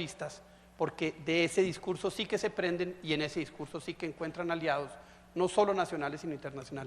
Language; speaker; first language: Spanish; native; Spanish